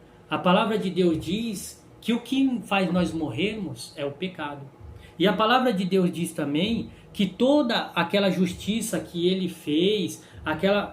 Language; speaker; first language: Portuguese; native; Portuguese